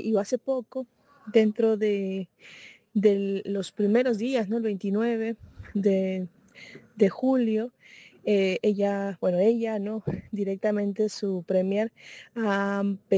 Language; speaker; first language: Spanish; native; Spanish